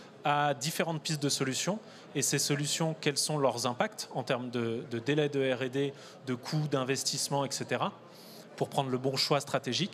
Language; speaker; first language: French; native; French